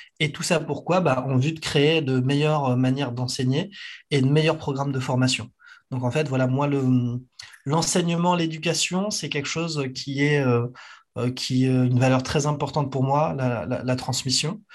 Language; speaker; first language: French; native; French